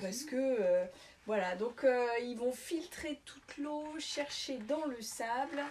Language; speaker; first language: French; native; French